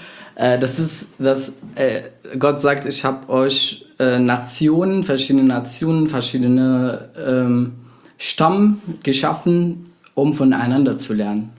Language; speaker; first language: German; non-native, fluent; Arabic